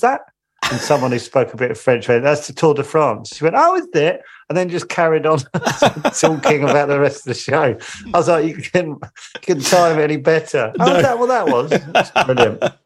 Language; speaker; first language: English; native; English